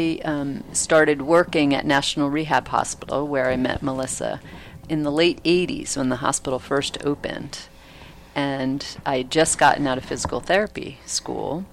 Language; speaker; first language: English; native; English